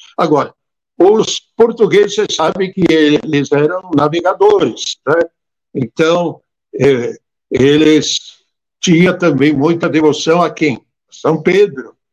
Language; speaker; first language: Portuguese; non-native, fluent; Italian